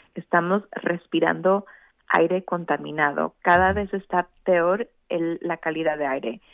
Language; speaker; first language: Spanish; native; Spanish